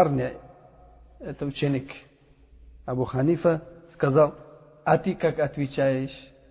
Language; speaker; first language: Russian; non-native, local second language; Uzbek